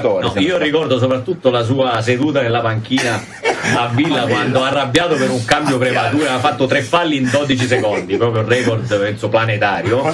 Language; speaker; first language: Italian; native; Italian